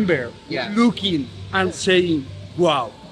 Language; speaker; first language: English; non-native, learner; Spanish